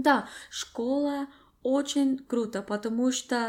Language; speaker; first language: Russian; non-native, learner; English